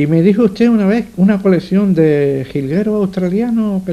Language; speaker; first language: Spanish; native; Spanish